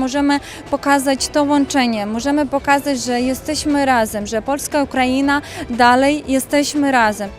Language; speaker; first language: Polish; non-native, learner; Ukrainian